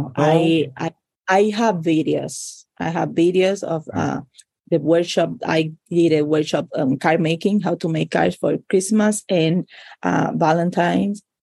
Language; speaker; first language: English; non-native, fluent; Spanish